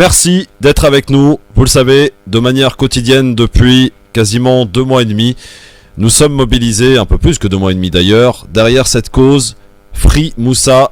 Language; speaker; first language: French; native; French